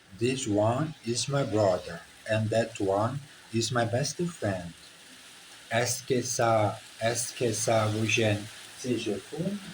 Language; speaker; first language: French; non-native, learner; Portuguese